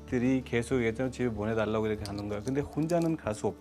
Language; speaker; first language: Korean; non-native, fluent; Urdu